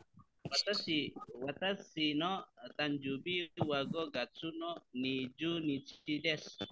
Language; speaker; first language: Japanese; non-native, learner; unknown